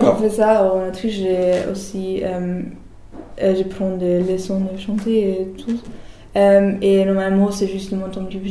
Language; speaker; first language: French; non-native, learner; German